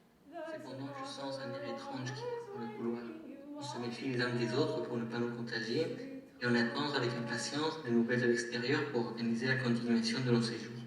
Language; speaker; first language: French; non-native, fluent; Spanish